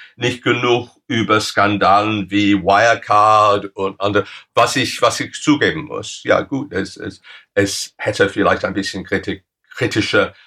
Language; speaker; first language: German; non-native, fluent; English